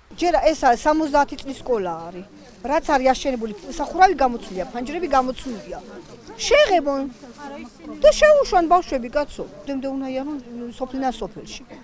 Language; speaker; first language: Georgian; native; Georgian